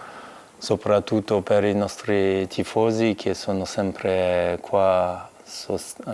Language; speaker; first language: Italian; non-native, fluent; French